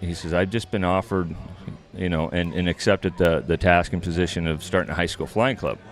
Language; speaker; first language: English; native; English